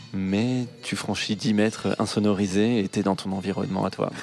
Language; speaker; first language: French; native; French